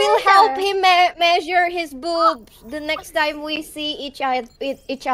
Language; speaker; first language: English; non-native, fluent; Indonesian